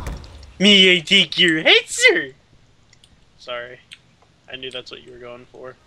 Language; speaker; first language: English; native; English